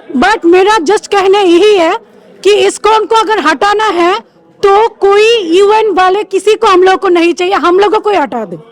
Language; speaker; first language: Hindi; non-native, fluent; Bangla